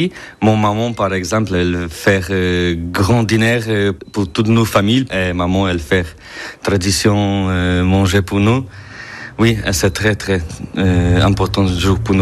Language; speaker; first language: French; non-native, learner; Polish